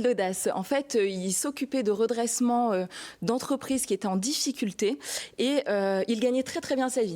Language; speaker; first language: French; native; French